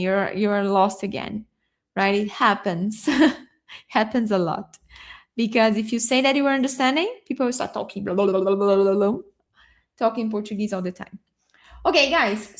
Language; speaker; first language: English; non-native, fluent; Portuguese